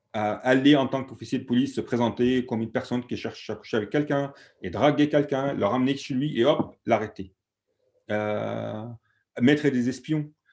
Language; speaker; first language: French; non-native, fluent; Arabic